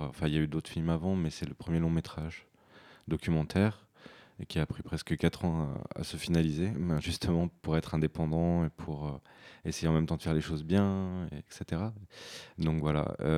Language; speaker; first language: French; native; French